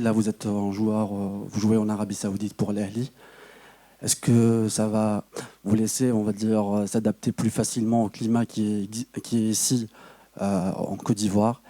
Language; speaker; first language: French; non-native, local second language; Arabic